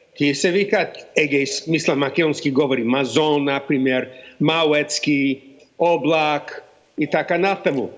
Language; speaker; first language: Macedonian; non-native, fluent; English